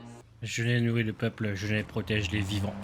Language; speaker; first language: French; native; French